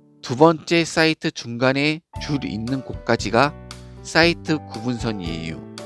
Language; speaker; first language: Korean; native; Korean